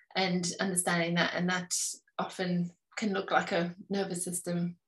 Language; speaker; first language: English; native; English